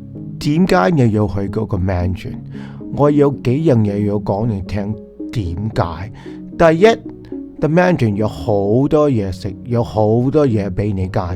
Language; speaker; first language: Cantonese; early bilingual, heritage; Cantonese